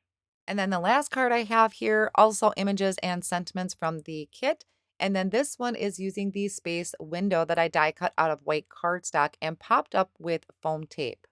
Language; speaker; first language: English; native; English